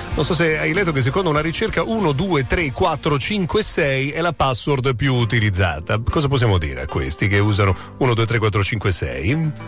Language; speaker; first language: Italian; native; Italian